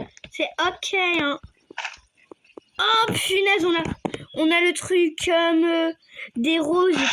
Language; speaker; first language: French; native; French